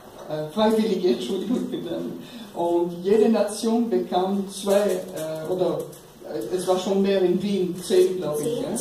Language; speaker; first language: German; non-native, fluent; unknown